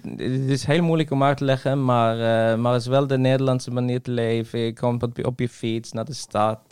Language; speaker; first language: Dutch; non-native, fluent; Norwegian